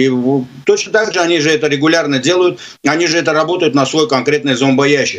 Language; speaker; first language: Russian; non-native, local second language; Azerbaijani